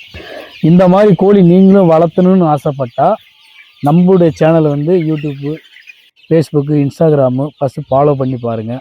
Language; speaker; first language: Tamil; native; Tamil